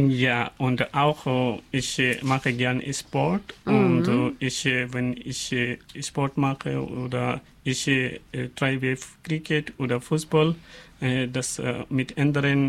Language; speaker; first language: German; non-native, learner; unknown